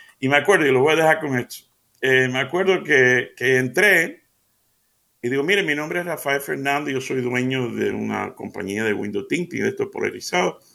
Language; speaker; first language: Spanish; early bilingual, heritage; Spanish